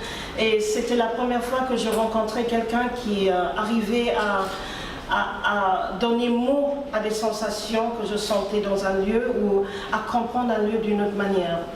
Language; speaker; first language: French; non-native, fluent; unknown